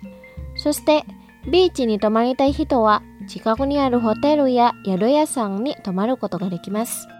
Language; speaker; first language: Japanese; non-native, fluent; Indonesian